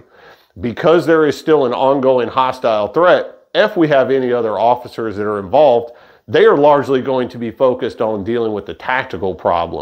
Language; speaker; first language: English; native; English